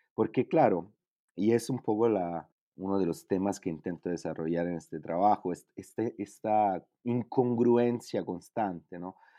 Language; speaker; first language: Spanish; non-native, fluent; Italian